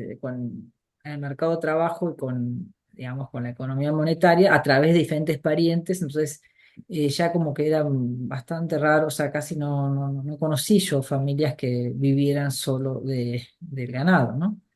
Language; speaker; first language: Spanish; native; Spanish